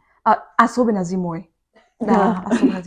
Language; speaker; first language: Russian; non-native, learner; Vietnamese